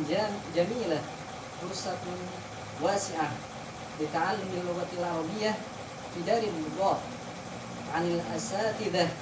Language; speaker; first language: Arabic; non-native, learner; Indonesian